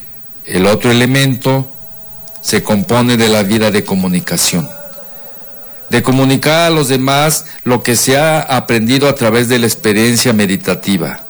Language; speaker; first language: Spanish; native; Spanish